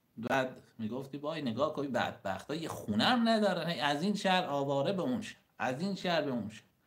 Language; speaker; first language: Persian; native; Persian